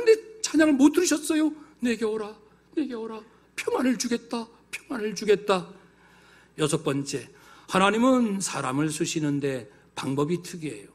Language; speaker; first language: Korean; native; Korean